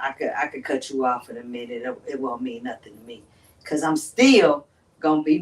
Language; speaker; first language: English; native; English